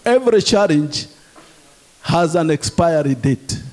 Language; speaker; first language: English; non-native, local second language; Swahili